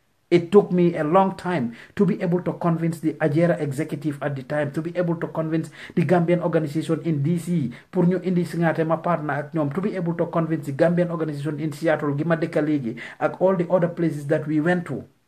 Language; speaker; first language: English; non-native, local second language; Wolof